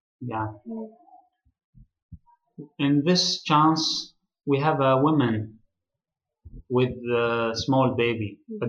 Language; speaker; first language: English; non-native, learner; Arabic